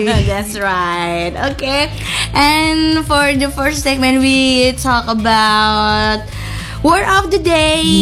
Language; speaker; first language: English; non-native, learner; Indonesian